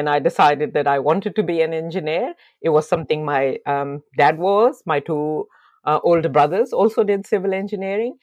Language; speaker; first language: English; non-native, local second language; Urdu